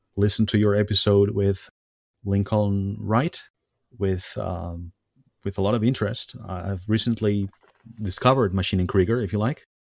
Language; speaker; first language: English; non-native, fluent; Spanish